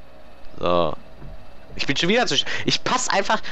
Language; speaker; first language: German; native; German